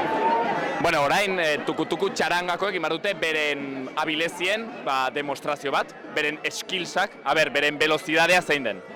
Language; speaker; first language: Basque; native; Basque